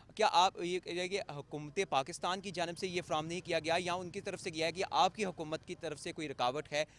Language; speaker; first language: Urdu; non-native, local second language; Pahari-Potwari